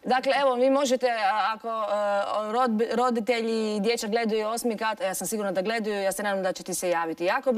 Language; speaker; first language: Croatian; native; Croatian